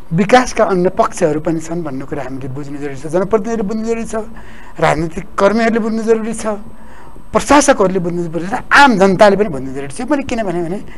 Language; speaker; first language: Nepali; native; Nepali